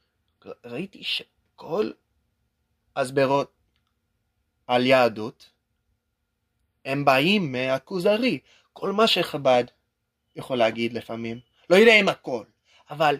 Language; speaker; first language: Hebrew; non-native, learner; English